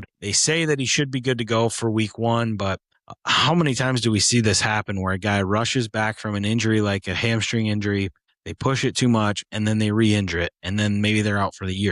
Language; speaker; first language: English; native; English